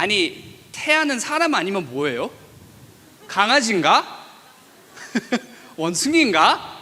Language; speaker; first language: Korean; early bilingual, heritage; English